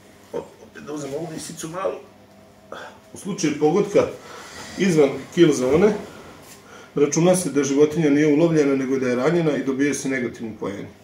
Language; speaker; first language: Serbian; native; Serbian